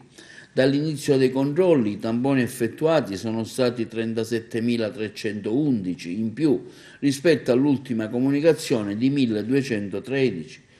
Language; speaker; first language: Italian; native; Italian